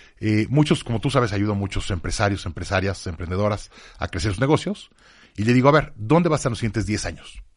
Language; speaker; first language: Spanish; native; Spanish